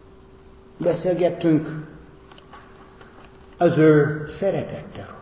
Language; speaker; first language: Hungarian; non-native, fluent; English